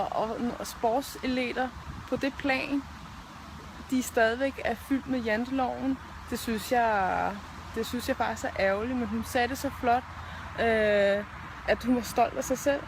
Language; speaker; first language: Danish; native; Danish